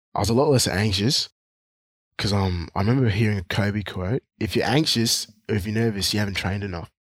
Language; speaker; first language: English; non-native, local second language; Swahili